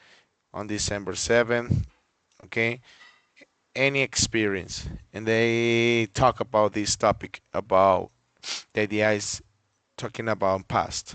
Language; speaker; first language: English; non-native, fluent; Spanish